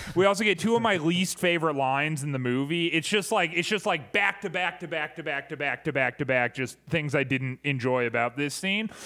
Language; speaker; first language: English; native; English